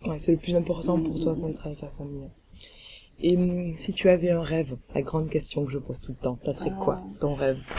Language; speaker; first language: French; native; French